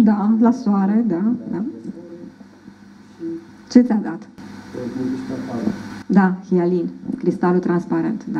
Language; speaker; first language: Romanian; native; Romanian